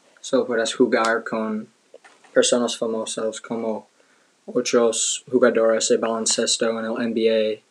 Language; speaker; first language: Spanish; non-native, learner; English